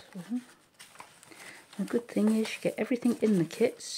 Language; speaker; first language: English; native; English